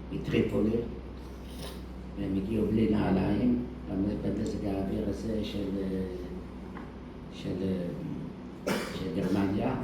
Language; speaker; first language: Hebrew; early bilingual, other home language; Dutch